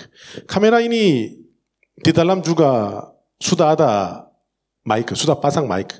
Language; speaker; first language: Indonesian; non-native, learner; Korean